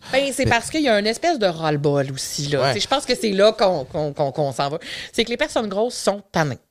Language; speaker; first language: French; native; French